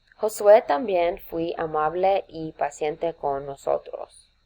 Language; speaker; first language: Spanish; non-native, learner; English